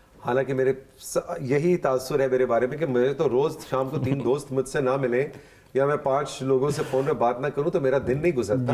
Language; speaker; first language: Urdu; non-native, local second language; Punjabi